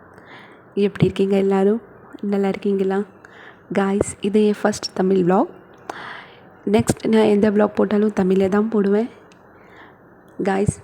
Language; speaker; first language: Tamil; non-native, local second language; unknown